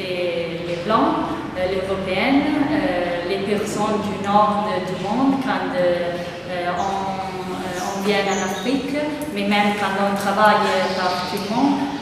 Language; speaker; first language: French; non-native, fluent; Italian